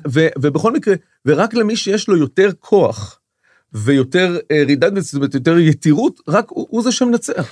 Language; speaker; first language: Hebrew; native; Hebrew